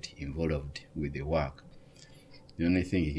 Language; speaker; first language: English; non-native, local second language; Ganda